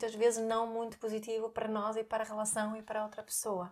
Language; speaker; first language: Portuguese; non-native, fluent; Swedish